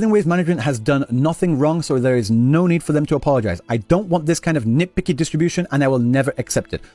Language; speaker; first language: English; native; English